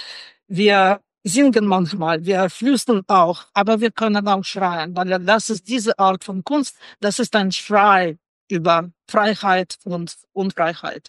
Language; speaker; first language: German; non-native, fluent; Russian